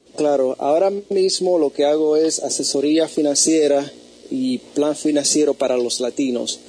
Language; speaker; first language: Spanish; early bilingual, heritage; Spanish